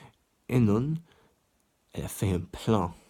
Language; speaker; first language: French; non-native, learner; English